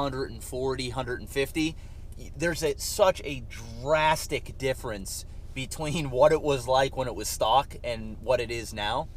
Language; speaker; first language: English; native; English